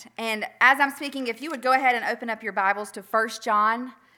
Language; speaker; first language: English; native; English